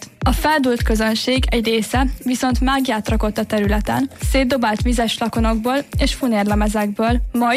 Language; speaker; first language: Hungarian; native; Hungarian